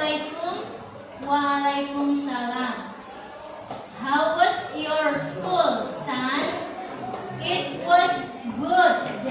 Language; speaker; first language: English; non-native, local second language; Indonesian